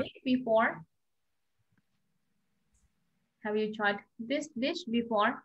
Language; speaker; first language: English; non-native, fluent; Vietnamese